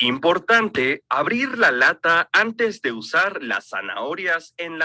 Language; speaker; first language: Spanish; non-native, learner; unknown